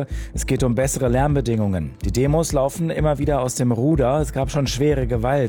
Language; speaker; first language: German; native; German